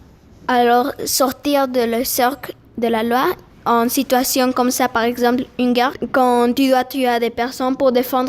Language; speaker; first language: French; non-native, learner; Spanish